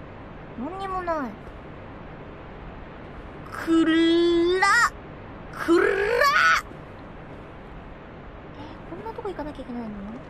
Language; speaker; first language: Japanese; native; Japanese